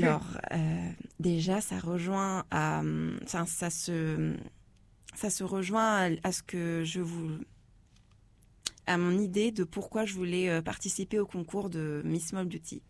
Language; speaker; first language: French; native; French